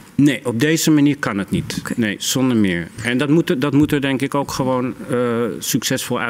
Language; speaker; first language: Dutch; native; Dutch